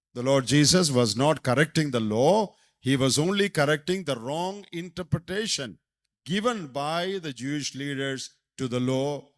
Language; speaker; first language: English; non-native, local second language; Malayalam